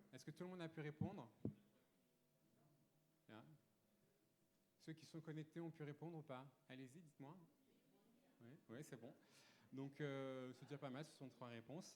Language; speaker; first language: French; native; French